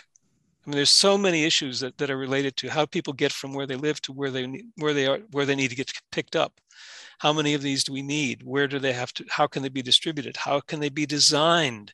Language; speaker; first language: English; native; English